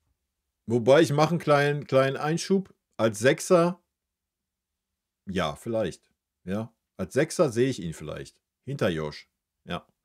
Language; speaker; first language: German; native; German